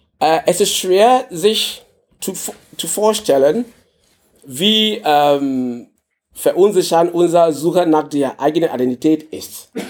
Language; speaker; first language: German; non-native, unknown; English